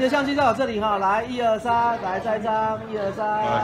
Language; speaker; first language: Chinese; native; Chinese